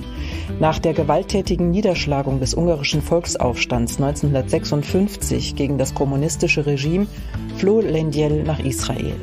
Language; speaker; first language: German; native; German